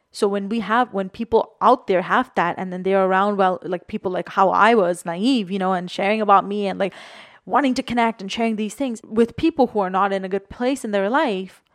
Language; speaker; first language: English; non-native, local second language; Bangla